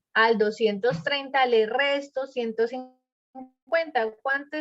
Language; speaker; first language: Spanish; native; Spanish